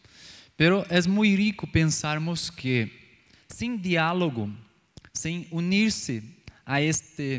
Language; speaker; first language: Spanish; non-native, learner; Portuguese